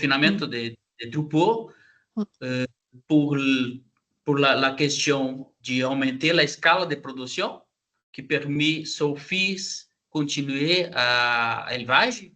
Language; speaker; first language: French; non-native, learner; Portuguese